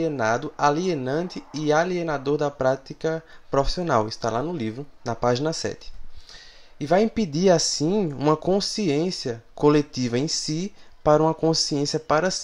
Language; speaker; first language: Portuguese; native; Portuguese